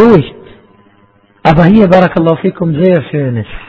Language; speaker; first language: German; non-native, fluent; Arabic